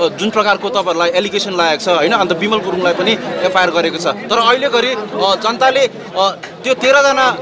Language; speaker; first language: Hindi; non-native, local second language; Nepali